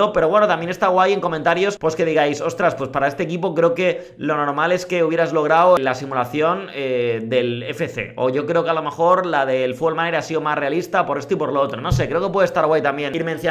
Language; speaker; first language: Spanish; native; Spanish